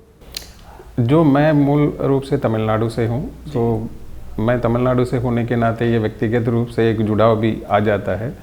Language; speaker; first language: Hindi; non-native, local second language; Tamil